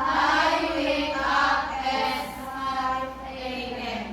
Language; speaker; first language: English; non-native, learner; Indonesian